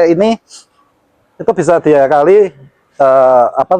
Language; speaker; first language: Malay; non-native, local second language; Javanese